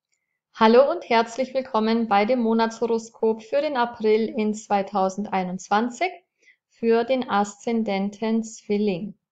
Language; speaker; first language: German; native; German